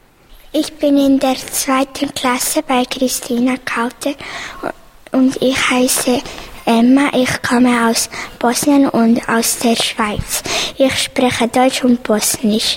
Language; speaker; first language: German; early bilingual, other home language; Bosnian